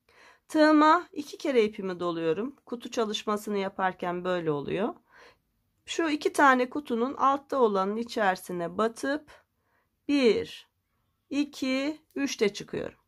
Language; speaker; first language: Turkish; native; Turkish